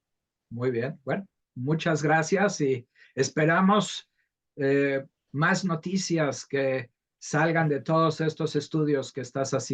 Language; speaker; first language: Spanish; native; Spanish